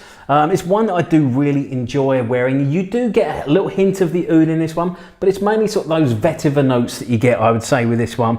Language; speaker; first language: English; native; English